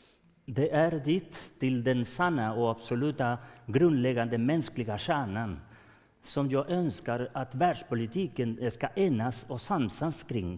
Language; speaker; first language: Swedish; non-native, fluent; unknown